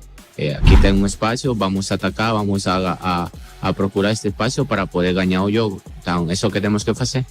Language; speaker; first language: Portuguese; non-native, learner; Spanish